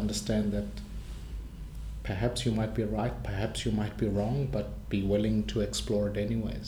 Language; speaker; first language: English; non-native, local second language; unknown